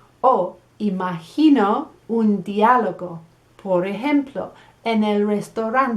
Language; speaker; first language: Spanish; non-native, fluent; English